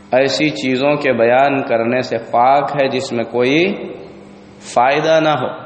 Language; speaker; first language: Urdu; native; Urdu